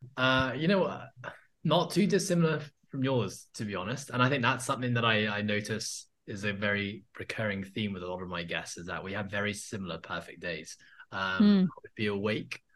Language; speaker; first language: English; native; English